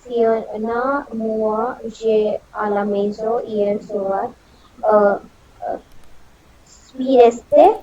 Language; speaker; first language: French; non-native, learner; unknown